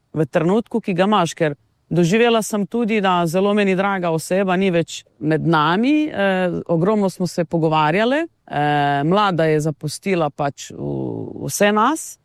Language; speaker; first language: Slovenian; non-native, local second language; Romany